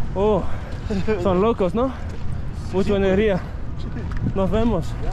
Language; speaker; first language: Spanish; non-native, learner; English